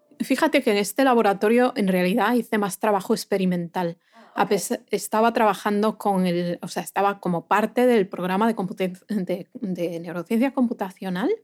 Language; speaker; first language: Spanish; native; Spanish